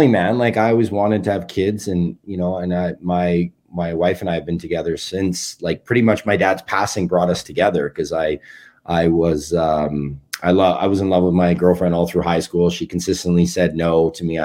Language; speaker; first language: English; native; English